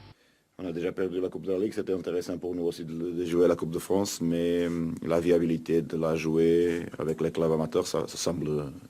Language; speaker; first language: French; non-native, fluent; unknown